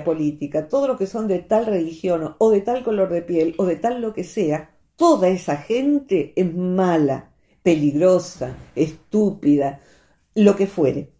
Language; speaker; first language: Spanish; native; Spanish